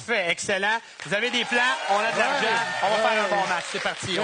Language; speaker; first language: French; native; French